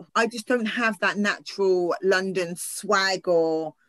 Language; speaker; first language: English; native; English